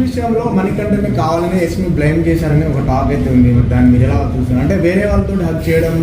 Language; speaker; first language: Telugu; native; Telugu